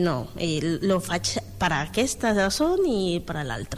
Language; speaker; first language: Catalan; non-native, learner; Spanish